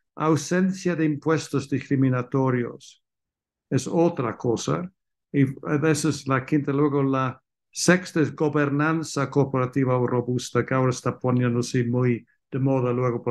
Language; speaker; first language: Spanish; non-native, fluent; English